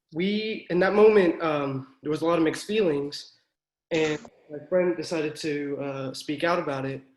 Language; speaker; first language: English; native; English